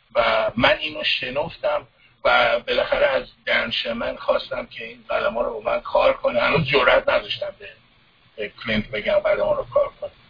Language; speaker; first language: Persian; native; Persian